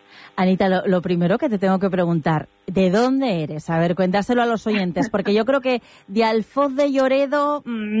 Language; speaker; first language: Spanish; native; Spanish